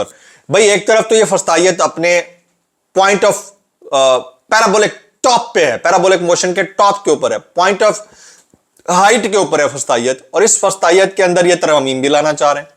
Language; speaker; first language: Urdu; native; Urdu